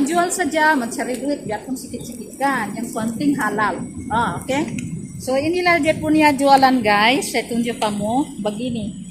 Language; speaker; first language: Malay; non-native, fluent; Filipino